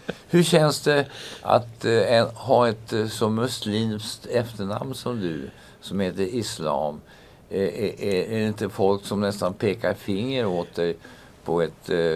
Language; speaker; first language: Swedish; native; Swedish